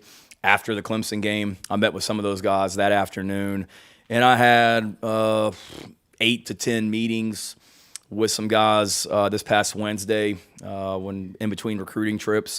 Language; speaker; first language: English; native; English